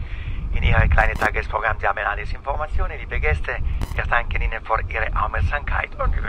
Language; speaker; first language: German; non-native, fluent; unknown